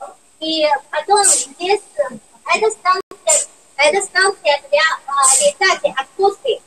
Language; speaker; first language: Russian; non-native, learner; Chinese